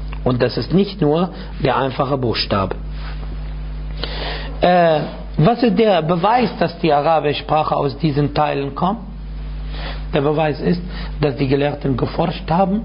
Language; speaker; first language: German; non-native, fluent; Arabic